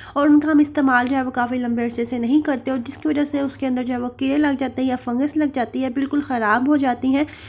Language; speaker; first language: Urdu; native; Urdu